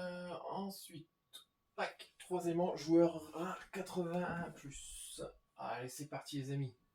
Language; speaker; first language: French; native; French